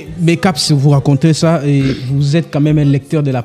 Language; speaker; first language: French; non-native, local second language; Lingala